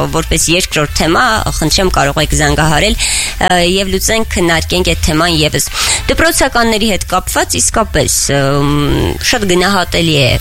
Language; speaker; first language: Armenian; native; Armenian